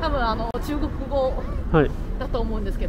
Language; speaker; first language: Japanese; non-native, fluent; Chinese